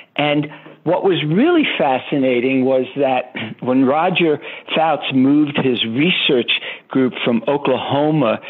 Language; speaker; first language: English; native; English